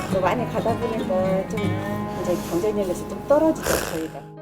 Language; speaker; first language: Korean; native; Korean